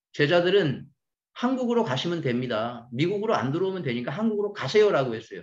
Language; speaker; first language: Korean; native; Korean